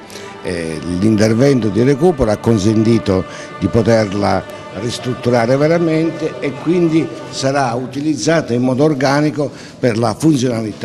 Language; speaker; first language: Italian; native; Italian